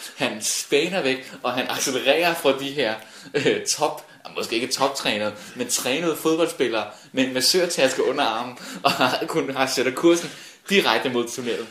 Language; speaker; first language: Danish; native; Danish